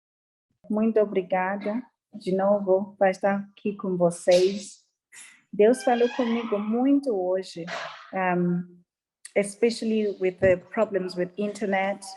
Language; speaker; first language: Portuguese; non-native, learner; English